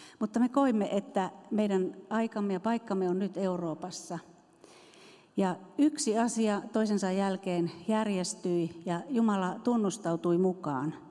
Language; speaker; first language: Finnish; native; Finnish